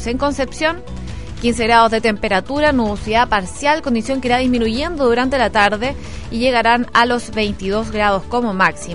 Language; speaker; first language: Spanish; native; Spanish